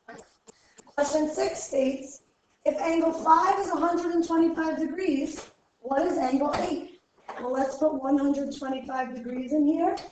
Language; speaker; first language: English; native; English